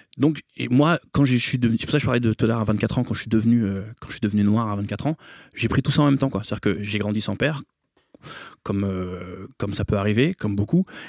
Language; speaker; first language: French; native; French